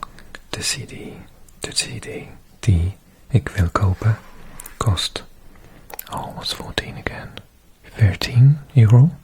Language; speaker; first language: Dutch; non-native, learner; English